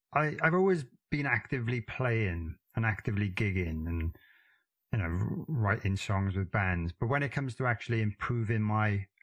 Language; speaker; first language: English; native; English